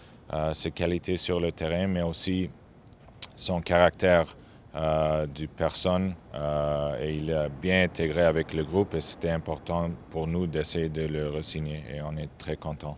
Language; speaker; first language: French; non-native, fluent; English